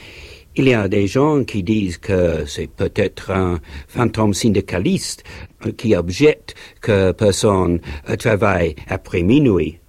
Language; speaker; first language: French; non-native, learner; English